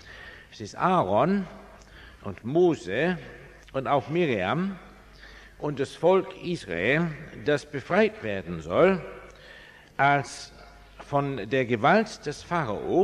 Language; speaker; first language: German; non-native, fluent; English